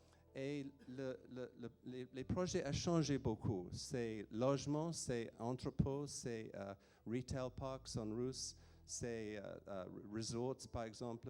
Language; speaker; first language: French; non-native, fluent; English